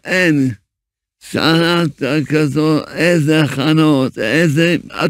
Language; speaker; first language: Hebrew; early bilingual, other home language; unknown